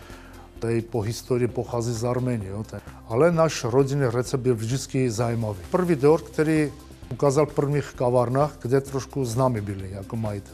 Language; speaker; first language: Czech; non-native, learner; Armenian